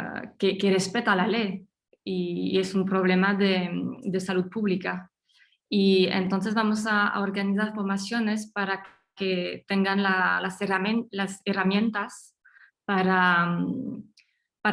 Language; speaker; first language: Spanish; non-native, fluent; French